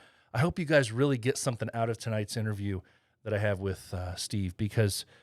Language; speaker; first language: English; native; English